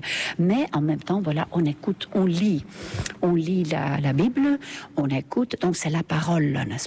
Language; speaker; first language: French; non-native, fluent; Estonian